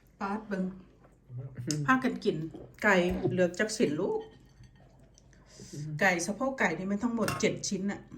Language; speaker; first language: Thai; native; Thai